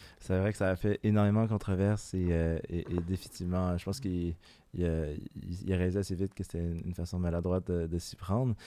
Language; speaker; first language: French; native; French